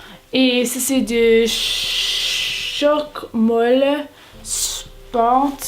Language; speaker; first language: French; non-native, learner; English